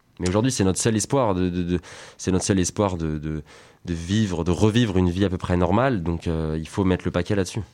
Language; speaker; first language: French; native; French